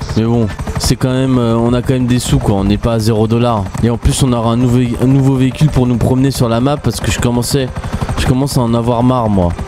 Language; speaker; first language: French; native; French